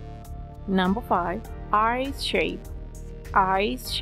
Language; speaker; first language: English; non-native, fluent; Spanish